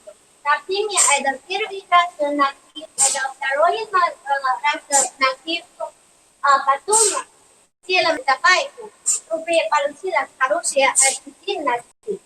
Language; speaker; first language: Russian; non-native, learner; Chinese